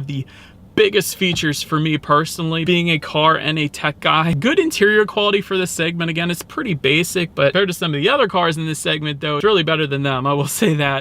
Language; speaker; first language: English; native; English